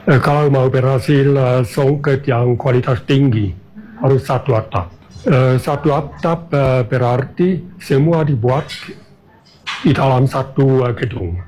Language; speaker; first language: Indonesian; non-native, fluent; German